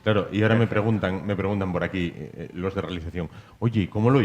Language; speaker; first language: Spanish; native; Spanish